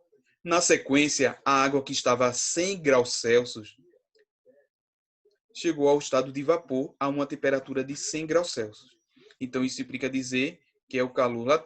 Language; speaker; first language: Portuguese; native; Portuguese